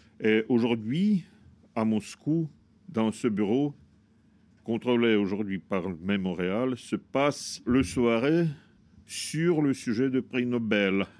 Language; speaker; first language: French; non-native, fluent; Russian